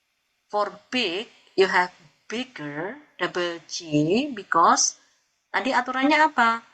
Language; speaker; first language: English; non-native, fluent; Indonesian